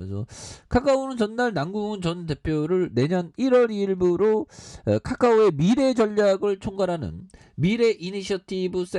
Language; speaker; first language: Korean; native; Korean